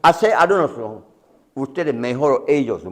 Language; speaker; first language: Spanish; non-native, learner; Chinese